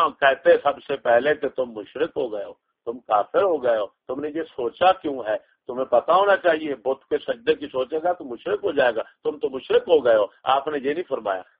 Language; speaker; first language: Urdu; non-native, local second language; Punjabi